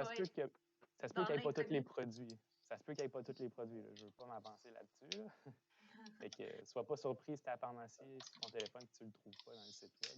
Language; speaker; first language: French; native; French